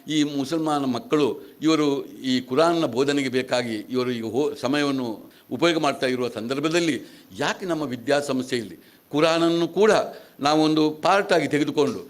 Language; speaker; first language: Kannada; native; Kannada